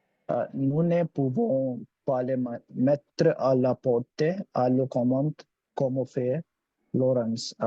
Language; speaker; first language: French; non-native, learner; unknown